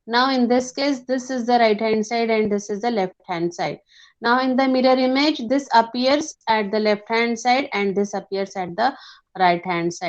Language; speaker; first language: English; non-native, local second language; Hindi